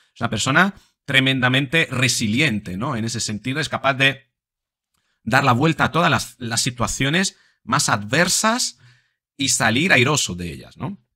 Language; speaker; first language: Spanish; non-native, fluent; Italian